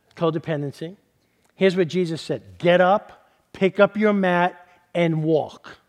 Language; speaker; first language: English; native; English